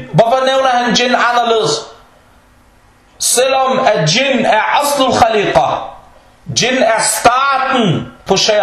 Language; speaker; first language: Danish; early bilingual, other home language; Arabic